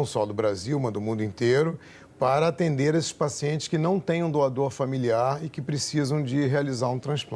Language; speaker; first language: Portuguese; native; Portuguese